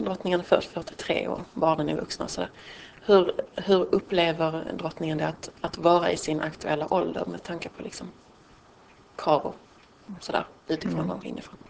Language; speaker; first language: Swedish; native; Swedish